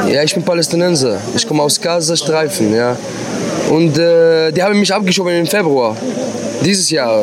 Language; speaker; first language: German; non-native, fluent; Arabic